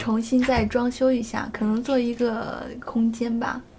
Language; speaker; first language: Chinese; native; Chinese